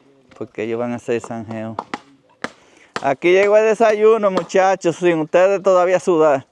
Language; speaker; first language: Spanish; native; Spanish